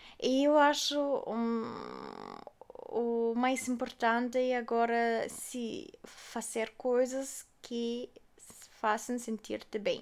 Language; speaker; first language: Portuguese; non-native, fluent; German